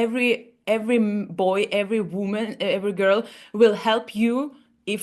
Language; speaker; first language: English; non-native, learner; Russian